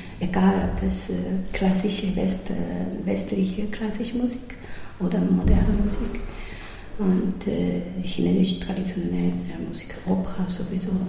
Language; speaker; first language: German; non-native, learner; Chinese